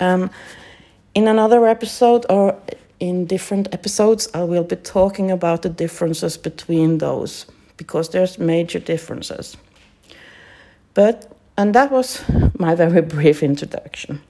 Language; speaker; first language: English; non-native, fluent; Norwegian